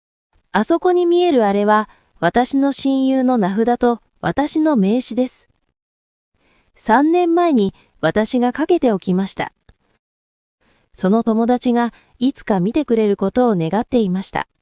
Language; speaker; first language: Japanese; non-native, fluent; Korean